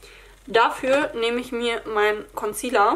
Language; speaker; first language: German; native; German